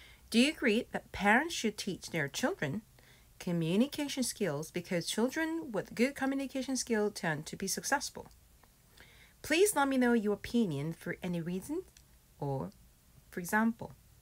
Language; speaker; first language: English; non-native, fluent; Korean